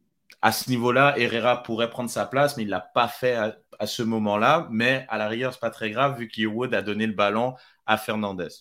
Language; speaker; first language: French; native; French